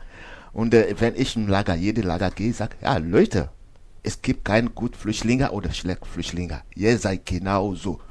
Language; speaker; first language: German; non-native, learner; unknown